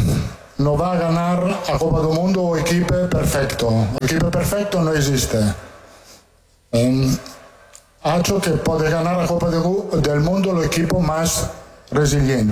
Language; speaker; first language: Portuguese; non-native, fluent; Italian